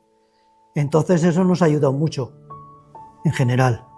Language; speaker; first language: Spanish; non-native, fluent; Swedish